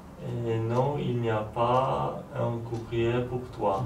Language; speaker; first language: French; non-native, learner; Polish